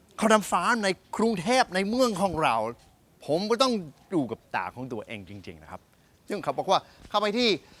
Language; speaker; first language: Thai; early bilingual, heritage; Thai